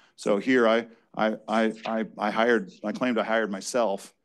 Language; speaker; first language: English; native; English